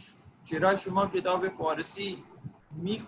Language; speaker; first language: Persian; non-native, learner; Urdu